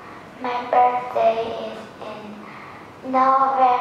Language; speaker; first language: English; non-native, learner; Vietnamese